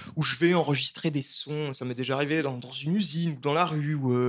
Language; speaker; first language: French; native; French